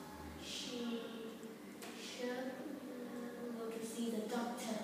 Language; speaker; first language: English; non-native, learner; Vietnamese